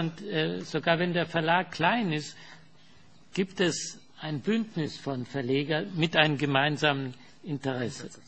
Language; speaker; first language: German; non-native, fluent; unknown